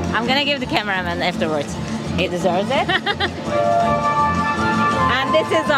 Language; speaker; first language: English; non-native, fluent; Turkish